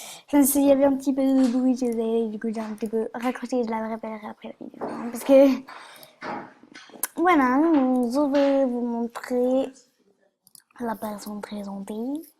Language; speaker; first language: French; native; French